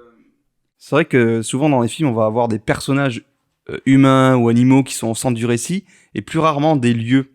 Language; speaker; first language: French; native; French